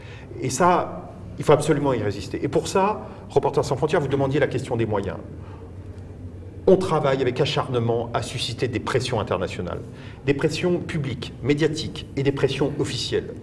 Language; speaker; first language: French; native; French